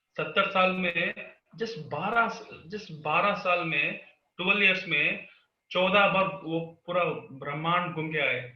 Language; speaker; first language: Hindi; non-native, local second language; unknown